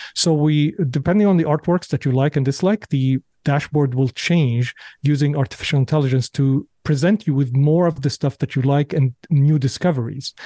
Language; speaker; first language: English; non-native, fluent; Arabic